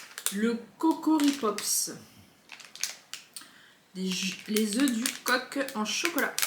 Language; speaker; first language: French; native; French